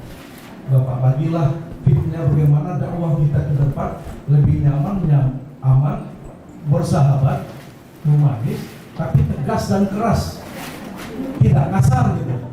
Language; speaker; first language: Indonesian; native; Indonesian